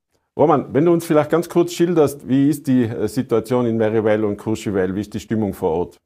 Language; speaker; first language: German; native; German